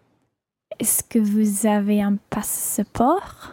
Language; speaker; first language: French; non-native, learner; English